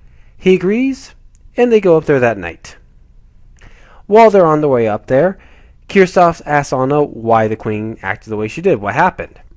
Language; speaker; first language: English; native; English